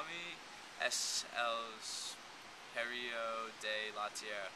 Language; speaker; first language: Spanish; non-native, learner; English